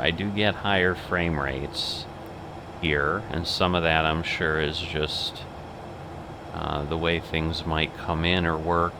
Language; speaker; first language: English; native; English